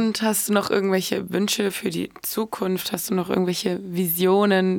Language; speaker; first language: German; native; German